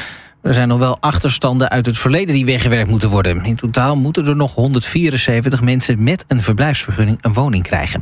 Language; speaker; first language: Dutch; native; Dutch